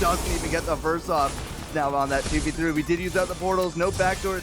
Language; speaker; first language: English; native; English